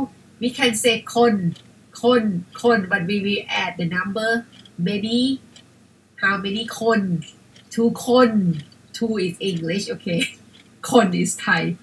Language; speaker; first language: English; non-native, fluent; Thai